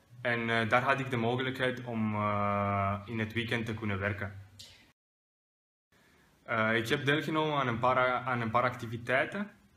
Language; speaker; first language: Dutch; non-native, learner; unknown